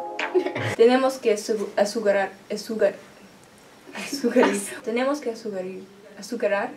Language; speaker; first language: Spanish; non-native, learner; English